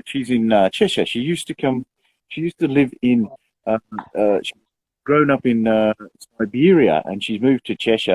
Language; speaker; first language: English; native; English